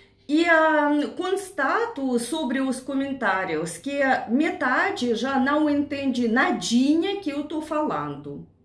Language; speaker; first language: Portuguese; non-native, learner; Russian